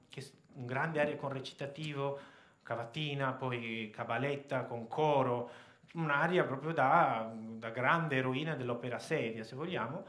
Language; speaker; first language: Italian; native; Italian